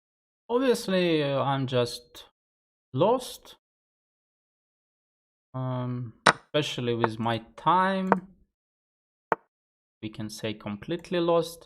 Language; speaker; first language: English; non-native, fluent; Russian